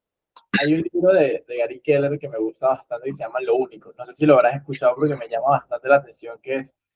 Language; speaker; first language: Spanish; native; Spanish